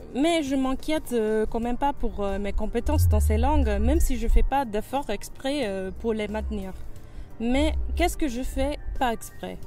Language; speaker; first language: French; non-native, fluent; English